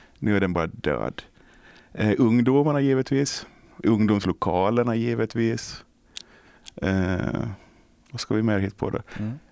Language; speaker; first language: Swedish; native; Swedish